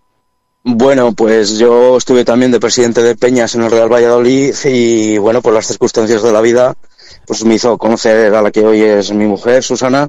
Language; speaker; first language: Spanish; native; Spanish